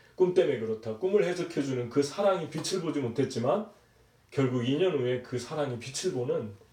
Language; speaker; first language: Korean; native; Korean